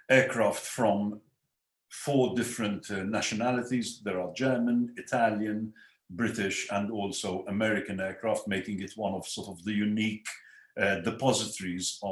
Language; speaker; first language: English; non-native, local second language; Maltese